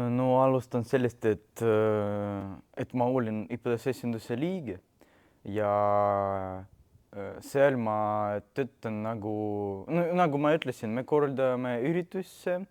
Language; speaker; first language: Estonian; non-native, local second language; Russian